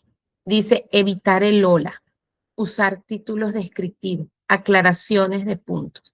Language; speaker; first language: Spanish; native; Spanish